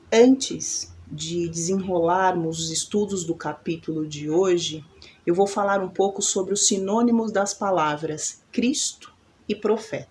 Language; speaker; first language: Portuguese; native; Portuguese